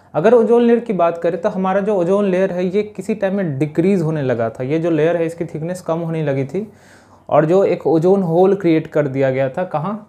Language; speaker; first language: Hindi; native; Hindi